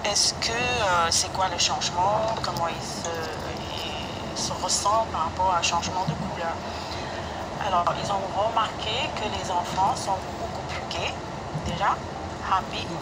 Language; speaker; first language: French; non-native, fluent; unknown